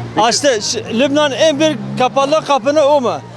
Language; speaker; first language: Turkish; non-native, fluent; Arabic